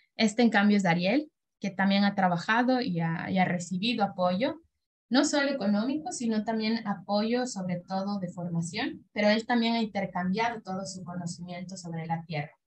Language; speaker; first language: Spanish; native; Spanish